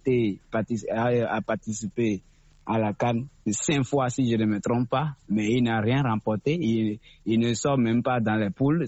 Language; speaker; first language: French; non-native, local second language; Fon